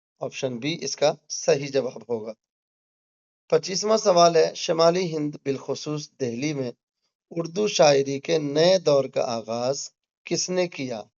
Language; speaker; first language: Urdu; native; Urdu